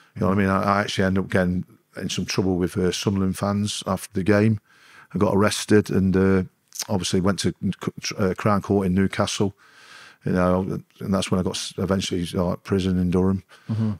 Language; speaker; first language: English; native; English